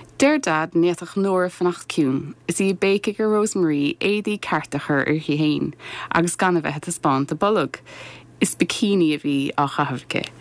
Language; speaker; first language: Irish; native; Irish